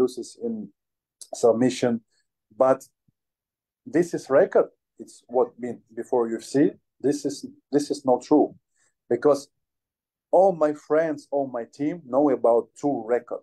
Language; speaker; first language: English; non-native, learner; Ukrainian